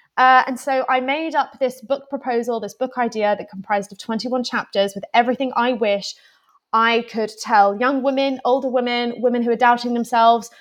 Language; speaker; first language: English; native; English